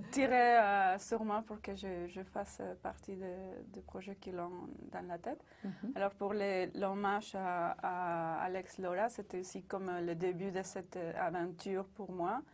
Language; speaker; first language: French; non-native, fluent; Spanish